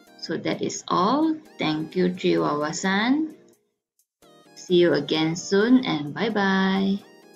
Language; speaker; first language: English; non-native, local second language; Malay